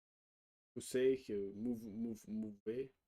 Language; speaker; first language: French; non-native, learner; Russian